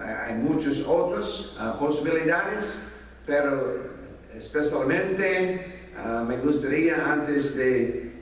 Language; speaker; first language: Spanish; non-native, fluent; English